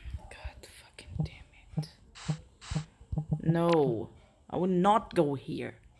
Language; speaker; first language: English; non-native, learner; Portuguese